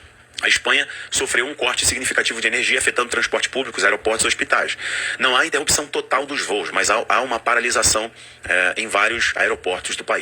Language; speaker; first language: Portuguese; native; Portuguese